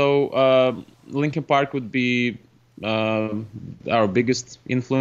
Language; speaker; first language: English; non-native, fluent; Russian